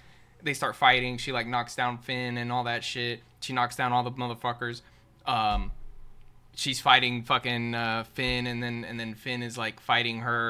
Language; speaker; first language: English; native; English